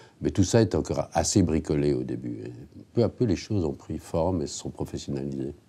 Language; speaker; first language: French; native; French